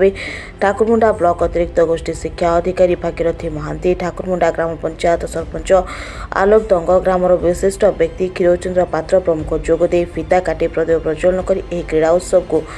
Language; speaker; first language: Hindi; non-native, local second language; Odia